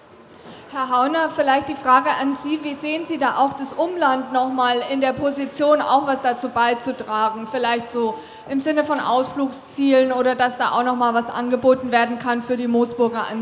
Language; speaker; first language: German; native; German